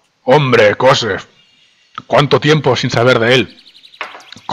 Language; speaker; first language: Spanish; native; Spanish